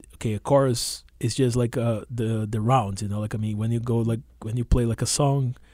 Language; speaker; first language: English; non-native, fluent; Portuguese